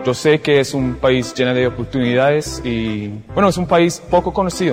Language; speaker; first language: Spanish; non-native, fluent; English